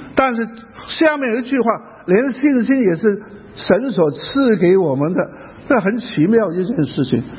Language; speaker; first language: Chinese; non-native, local second language; Cantonese